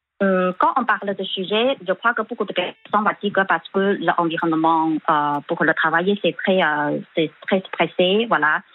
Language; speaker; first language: French; non-native, fluent; Chinese